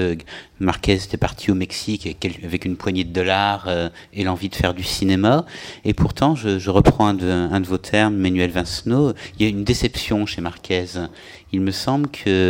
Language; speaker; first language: French; native; French